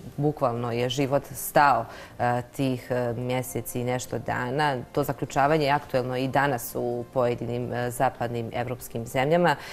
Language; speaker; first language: Serbian; native; Serbian